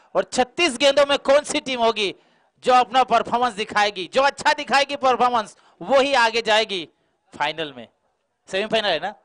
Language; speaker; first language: Hindi; non-native, local second language; Marathi